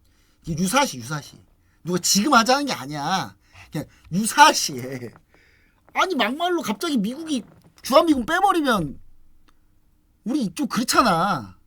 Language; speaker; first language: Korean; native; Korean